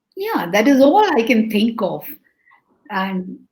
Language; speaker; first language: English; non-native, local second language; Hindi